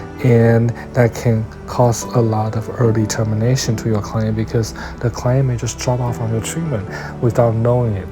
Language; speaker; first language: English; non-native, fluent; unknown